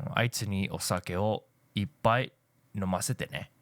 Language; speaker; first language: Japanese; non-native, fluent; English